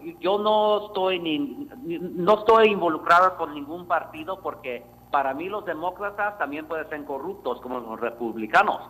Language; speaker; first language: Spanish; early bilingual, heritage; Spanish